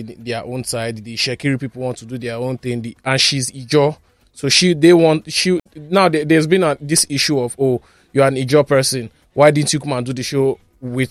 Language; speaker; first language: English; non-native, local second language; Yoruba